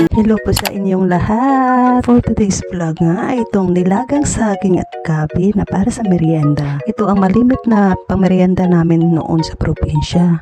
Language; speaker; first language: Filipino; non-native, local second language; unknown